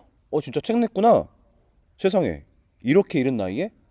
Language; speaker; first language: Korean; native; Korean